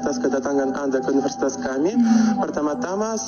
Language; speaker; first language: Indonesian; non-native, fluent; Russian